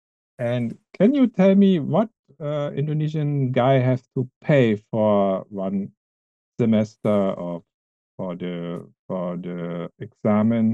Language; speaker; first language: English; non-native, fluent; German